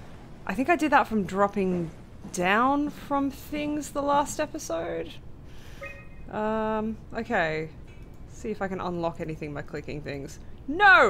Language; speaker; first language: English; native; English